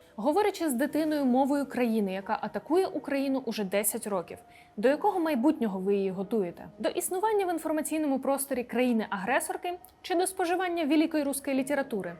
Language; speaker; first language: Ukrainian; non-native, local second language; Russian